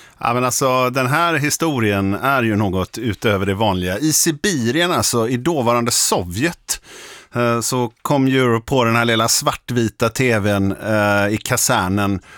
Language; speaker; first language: Swedish; native; Swedish